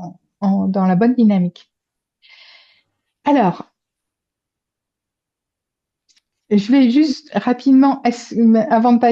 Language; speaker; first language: French; native; French